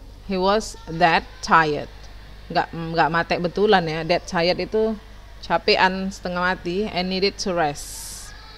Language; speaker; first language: English; non-native, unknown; Indonesian